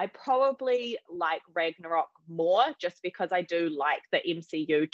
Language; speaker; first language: English; native; English